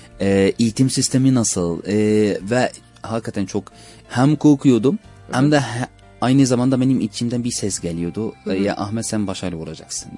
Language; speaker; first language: Turkish; non-native, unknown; Arabic